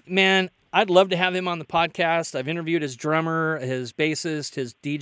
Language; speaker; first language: English; native; English